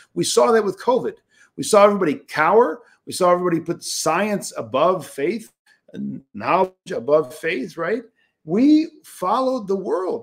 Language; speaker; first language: English; native; English